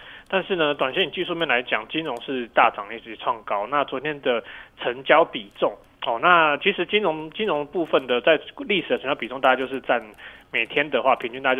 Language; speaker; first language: Chinese; native; Chinese